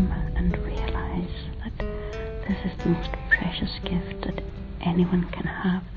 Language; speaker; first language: English; native; English